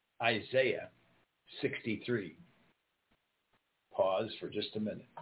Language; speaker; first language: English; native; English